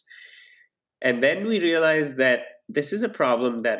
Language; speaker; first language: English; non-native, local second language; Hindi